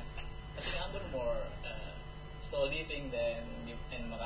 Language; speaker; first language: English; non-native, learner; Indonesian